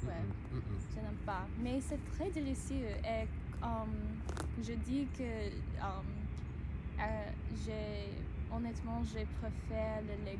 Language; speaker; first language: French; non-native, learner; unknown